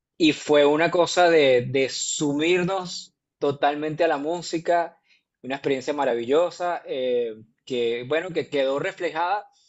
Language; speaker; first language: Spanish; native; Spanish